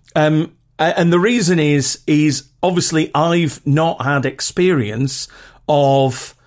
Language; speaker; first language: English; native; English